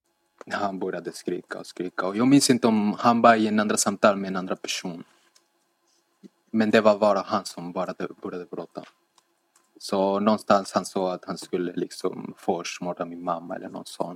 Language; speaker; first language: Swedish; non-native, fluent; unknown